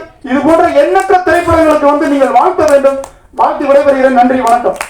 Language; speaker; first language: Tamil; native; Tamil